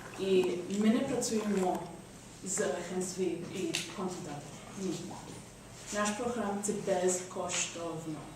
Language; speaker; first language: Ukrainian; non-native, learner; English